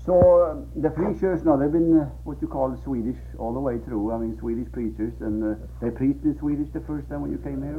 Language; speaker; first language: English; non-native, fluent; Swedish